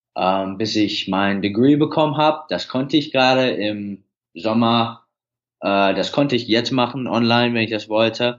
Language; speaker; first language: German; early bilingual, heritage; English